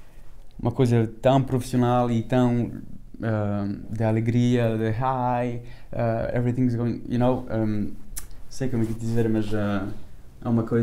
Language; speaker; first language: Portuguese; early bilingual, heritage; French